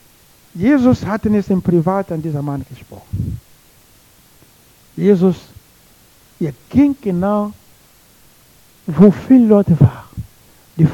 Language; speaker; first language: German; non-native, learner; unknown